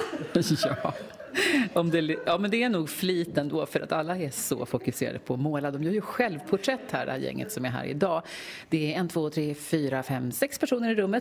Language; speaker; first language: Swedish; native; Swedish